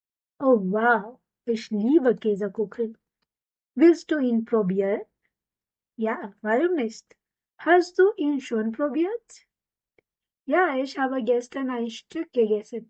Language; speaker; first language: German; non-native, fluent; Hindi